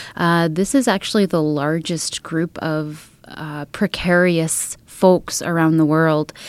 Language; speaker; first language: English; native; English